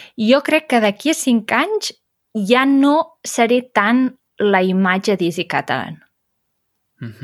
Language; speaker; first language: Catalan; native; Catalan